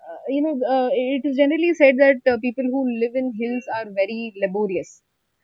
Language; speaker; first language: English; non-native, local second language; Hindi